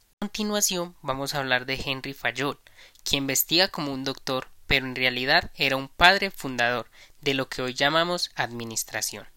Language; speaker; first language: Spanish; native; Spanish